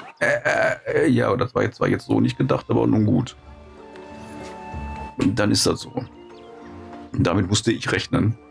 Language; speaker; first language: German; native; German